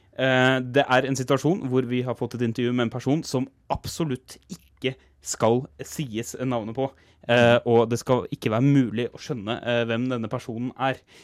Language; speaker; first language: Norwegian; native; Norwegian